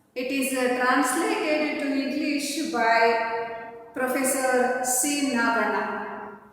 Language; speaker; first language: English; non-native, local second language; Kannada